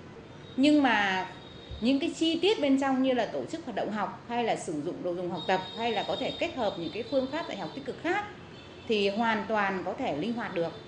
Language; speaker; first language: Vietnamese; native; Vietnamese